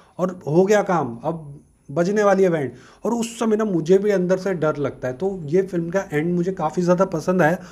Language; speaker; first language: Hindi; native; Hindi